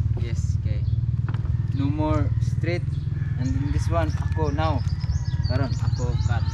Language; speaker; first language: English; non-native, learner; Cebuano